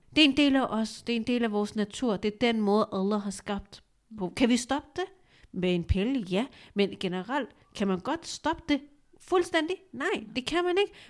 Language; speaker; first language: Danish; early bilingual, other home language; Urdu